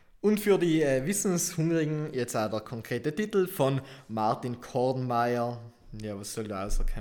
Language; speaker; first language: German; native; German